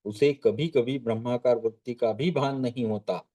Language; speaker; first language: Hindi; non-native, local second language; Marathi